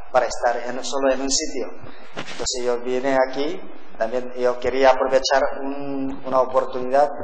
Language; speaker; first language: Spanish; non-native, learner; Korean